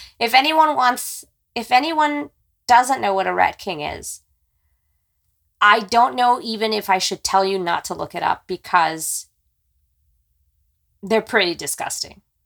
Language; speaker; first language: English; native; English